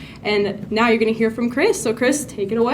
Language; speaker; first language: English; native; English